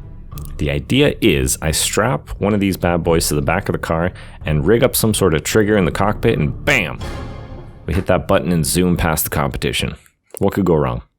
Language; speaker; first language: English; native; English